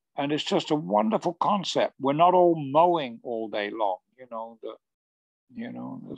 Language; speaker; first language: English; native; English